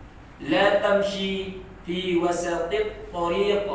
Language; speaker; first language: Arabic; non-native, learner; Indonesian